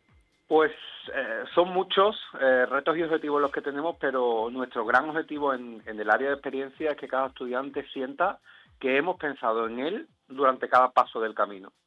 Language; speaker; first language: Spanish; native; Spanish